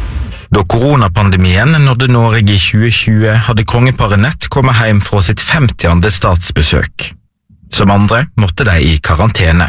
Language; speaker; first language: Norwegian; native; Norwegian